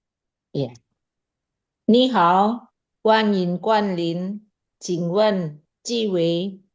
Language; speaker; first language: Chinese; non-native, learner; Indonesian